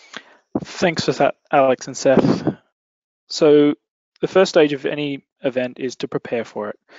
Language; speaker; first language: English; native; English